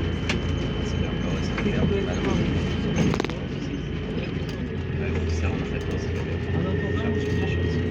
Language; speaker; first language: French; early bilingual, heritage; English